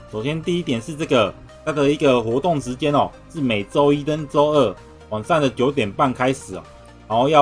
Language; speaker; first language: Chinese; native; Chinese